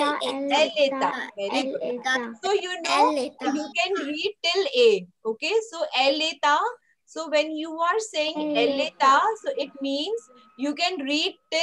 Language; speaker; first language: English; non-native, local second language; Hindi